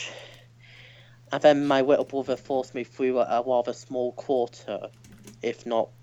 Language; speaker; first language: English; native; English